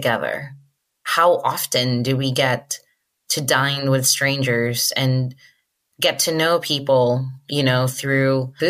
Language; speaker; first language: English; non-native, local second language; Hiligaynon